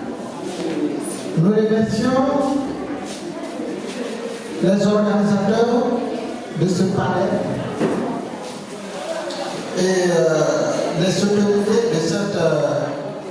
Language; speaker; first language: French; non-native, local second language; Wolof